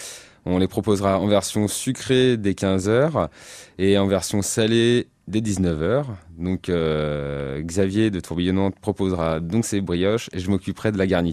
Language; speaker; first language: French; native; French